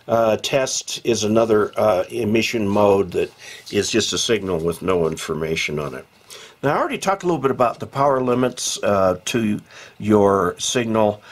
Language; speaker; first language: English; native; English